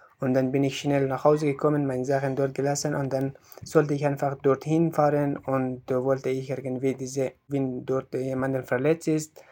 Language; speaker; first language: German; non-native, learner; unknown